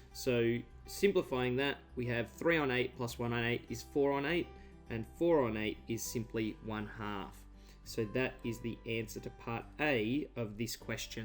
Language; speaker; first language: English; native; English